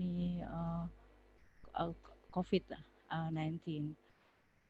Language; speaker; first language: English; non-native, local second language; Javanese